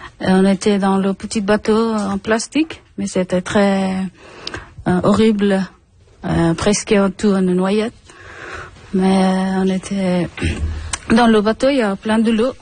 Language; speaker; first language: French; non-native, learner; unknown